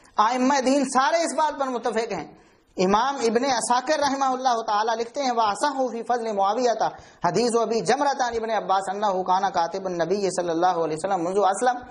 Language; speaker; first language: Urdu; non-native, local second language; Punjabi